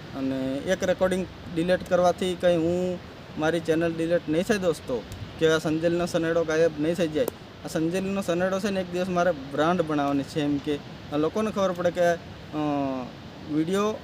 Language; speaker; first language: Gujarati; non-native, local second language; Bhili